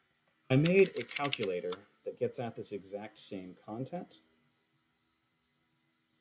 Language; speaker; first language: English; native; English